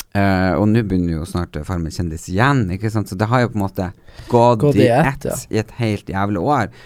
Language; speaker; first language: Norwegian; native; Norwegian